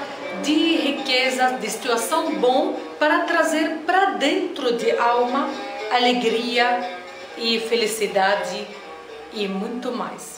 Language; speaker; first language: Portuguese; non-native, fluent; Arabic